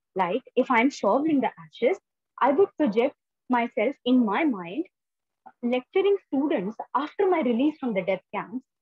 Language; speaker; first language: English; non-native, local second language; Hindi